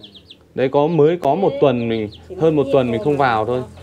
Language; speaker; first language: Vietnamese; native; Vietnamese